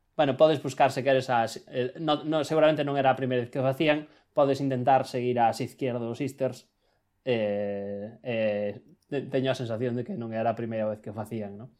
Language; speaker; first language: Galician; native; Galician